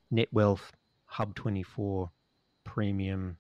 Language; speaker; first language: English; native; English